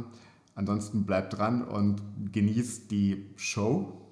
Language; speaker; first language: German; native; German